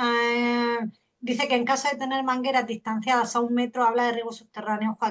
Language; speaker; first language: Spanish; native; Spanish